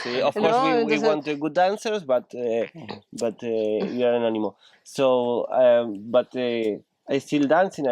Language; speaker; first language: English; non-native, learner; Spanish